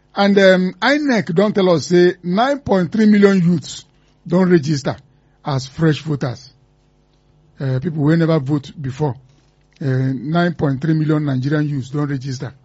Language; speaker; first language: Nigerian Pidgin; non-native, local second language; Igbo